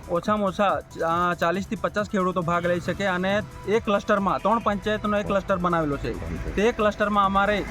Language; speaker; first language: Gujarati; non-native, local second language; Bhili